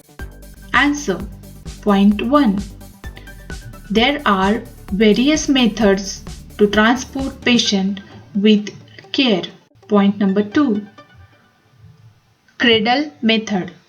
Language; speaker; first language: English; non-native, local second language; Marathi